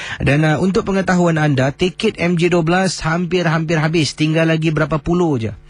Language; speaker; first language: Malay; native; Malay